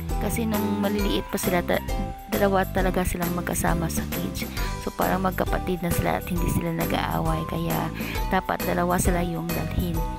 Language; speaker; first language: Filipino; non-native, local second language; Hiligaynon